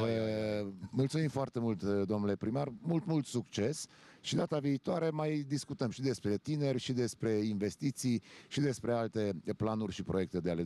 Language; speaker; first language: Romanian; native; Romanian